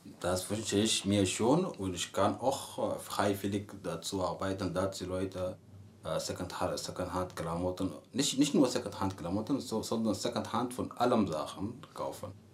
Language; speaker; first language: German; non-native, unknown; Arabic